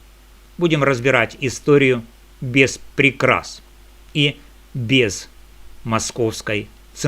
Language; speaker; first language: Russian; native; Russian